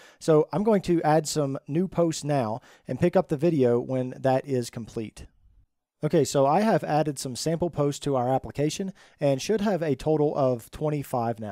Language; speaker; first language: English; native; English